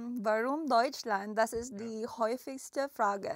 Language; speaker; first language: German; non-native, learner; Filipino